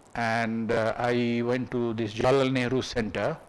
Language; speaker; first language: English; non-native, local second language; Bangla